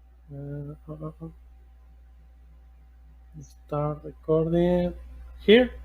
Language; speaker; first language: English; non-native, learner; Spanish